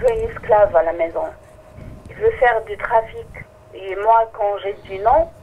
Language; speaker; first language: French; non-native, fluent; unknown